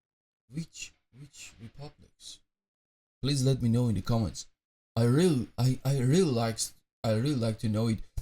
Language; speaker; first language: English; non-native, fluent; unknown